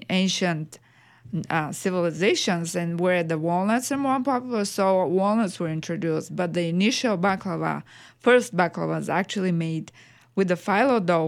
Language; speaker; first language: English; non-native, fluent; Bulgarian